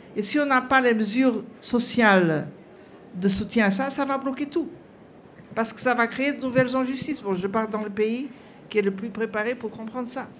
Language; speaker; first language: French; non-native, fluent; Portuguese